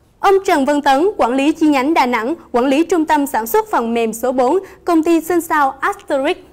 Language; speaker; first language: Vietnamese; native; Vietnamese